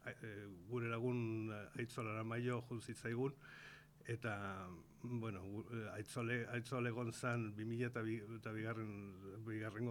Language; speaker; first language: Basque; non-native, local second language; Spanish